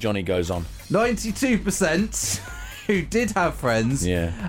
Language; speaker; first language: English; native; English